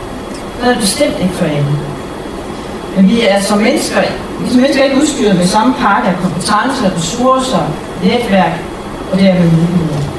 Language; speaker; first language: Danish; native; Danish